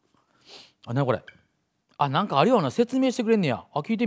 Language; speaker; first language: Japanese; native; Japanese